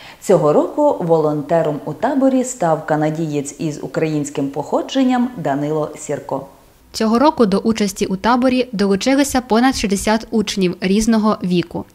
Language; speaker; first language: Ukrainian; native; Ukrainian